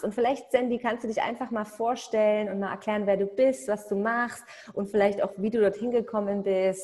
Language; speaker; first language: German; native; German